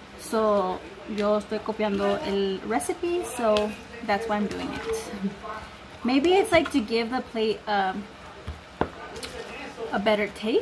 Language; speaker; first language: English; early bilingual, other home language; Spanish